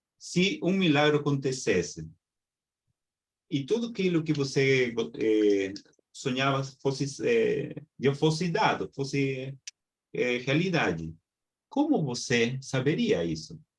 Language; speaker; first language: Portuguese; non-native, fluent; Spanish